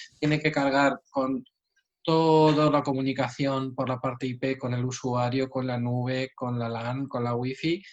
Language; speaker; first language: Spanish; native; Spanish